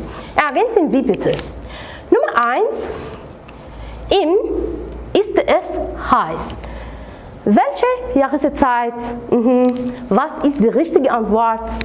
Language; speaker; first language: German; non-native, fluent; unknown